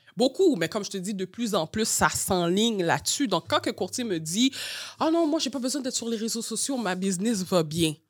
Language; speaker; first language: French; early bilingual, other home language; Haitian Creole